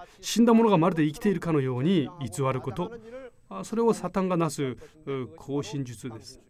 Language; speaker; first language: Japanese; non-native, fluent; Korean